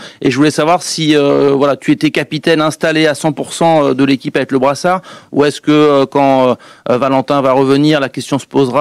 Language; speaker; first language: French; native; French